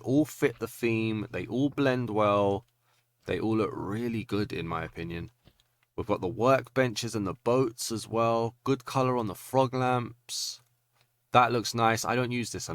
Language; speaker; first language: English; native; English